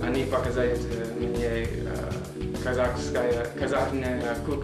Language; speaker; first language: Russian; non-native, learner; English